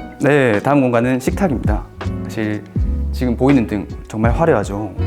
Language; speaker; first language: Korean; native; Korean